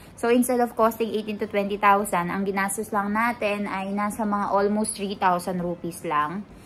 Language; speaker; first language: Filipino; native; Filipino